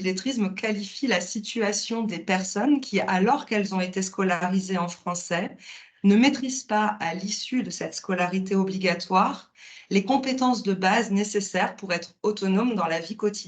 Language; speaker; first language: French; native; French